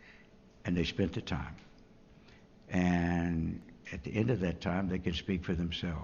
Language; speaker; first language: English; native; English